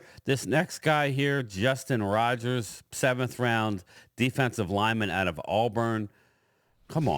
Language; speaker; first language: English; native; English